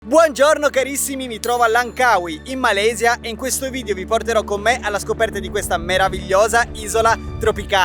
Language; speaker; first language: Italian; native; Italian